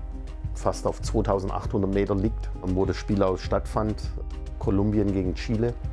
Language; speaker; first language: German; native; German